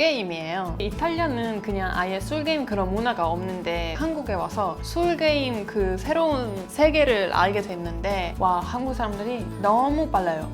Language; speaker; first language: Korean; non-native, fluent; Italian